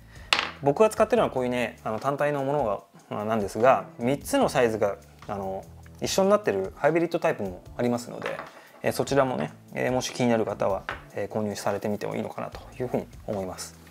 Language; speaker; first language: Japanese; native; Japanese